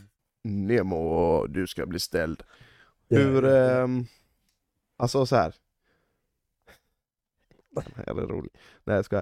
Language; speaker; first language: Swedish; native; Swedish